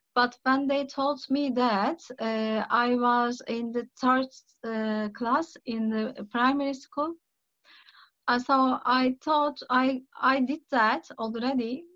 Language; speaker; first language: English; non-native, learner; Turkish